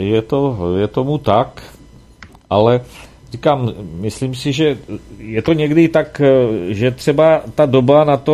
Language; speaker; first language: Czech; native; Czech